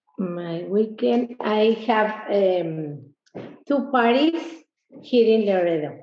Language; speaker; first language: English; non-native, learner; Spanish